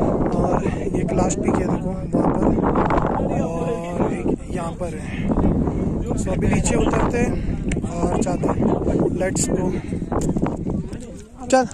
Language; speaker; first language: Hindi; native; Hindi